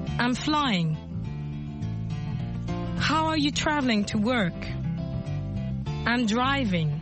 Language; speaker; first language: English; non-native, fluent; French